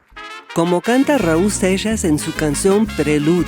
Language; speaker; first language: Spanish; non-native, fluent; English